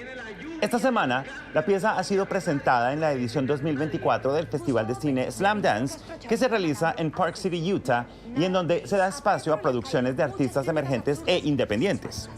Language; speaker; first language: Spanish; native; Spanish